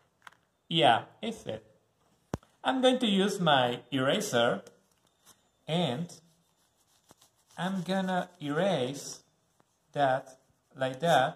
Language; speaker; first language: English; non-native, learner; Spanish